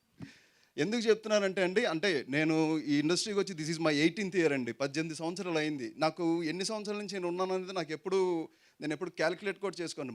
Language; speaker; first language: Telugu; native; Telugu